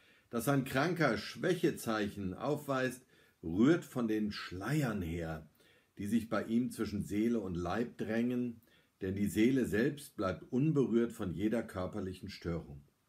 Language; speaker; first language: German; native; German